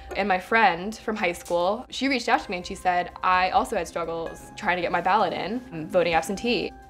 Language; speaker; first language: English; native; English